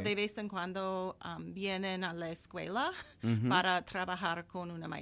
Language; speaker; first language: Spanish; non-native, fluent; English